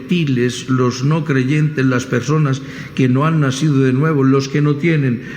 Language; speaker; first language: Spanish; native; Spanish